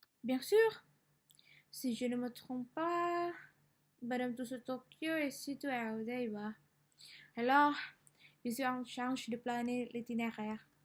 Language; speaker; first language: French; non-native, learner; Indonesian